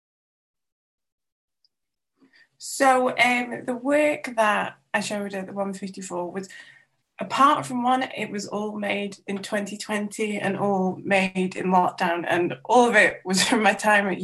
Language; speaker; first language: English; non-native, local second language; Welsh